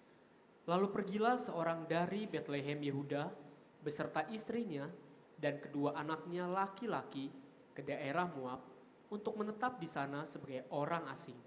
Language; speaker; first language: Indonesian; native; Indonesian